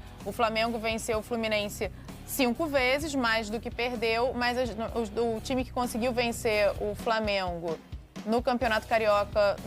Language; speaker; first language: Portuguese; native; Portuguese